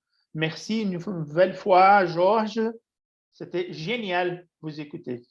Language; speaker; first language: French; non-native, fluent; Portuguese